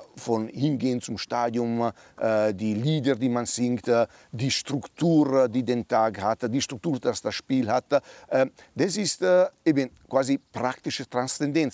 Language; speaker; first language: German; non-native, fluent; Italian